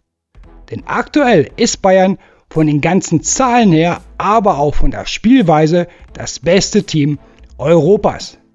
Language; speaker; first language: German; native; German